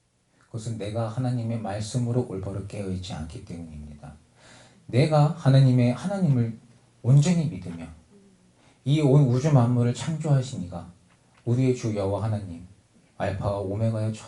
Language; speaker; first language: Korean; native; Korean